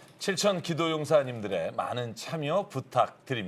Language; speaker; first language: Korean; native; Korean